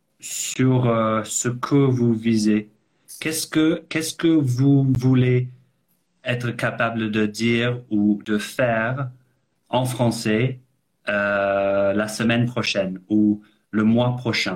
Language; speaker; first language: French; non-native, fluent; English